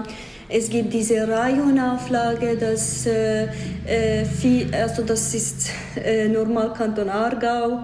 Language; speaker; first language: German; non-native, fluent; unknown